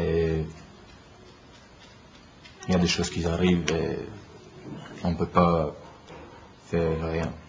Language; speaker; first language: French; non-native, learner; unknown